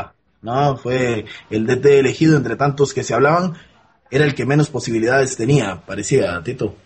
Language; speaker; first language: Spanish; native; Spanish